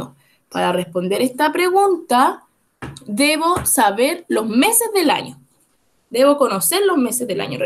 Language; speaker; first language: Spanish; native; Spanish